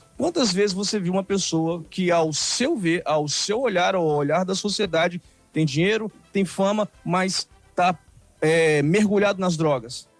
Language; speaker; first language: Portuguese; native; Portuguese